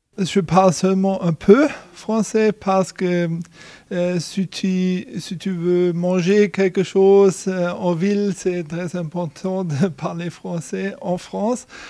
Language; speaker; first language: French; non-native, learner; German